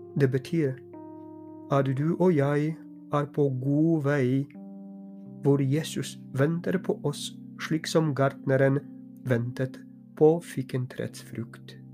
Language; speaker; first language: Norwegian; non-native, fluent; Polish